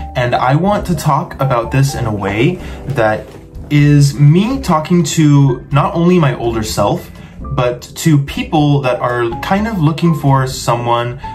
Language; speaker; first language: English; native; English